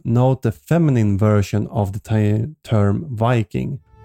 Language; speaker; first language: English; non-native, fluent; Swedish